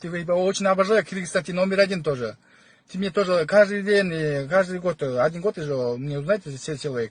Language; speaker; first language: Russian; non-native, learner; Kyrgyz